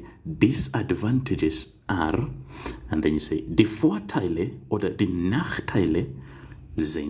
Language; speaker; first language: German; non-native, fluent; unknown